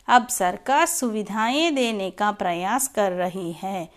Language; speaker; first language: Hindi; non-native, local second language; Telugu